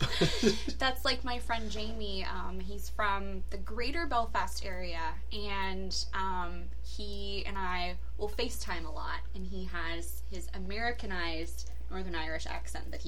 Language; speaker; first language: English; native; English